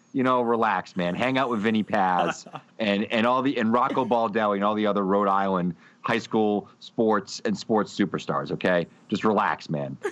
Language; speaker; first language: English; native; English